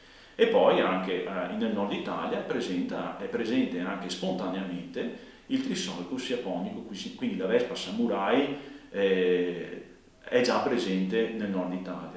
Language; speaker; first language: Italian; native; Italian